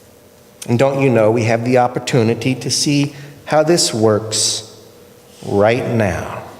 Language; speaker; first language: English; native; English